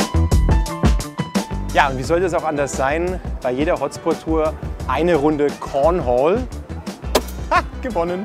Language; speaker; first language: German; native; German